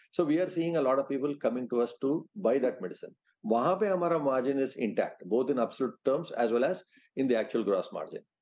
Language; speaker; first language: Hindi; non-native, local second language; Telugu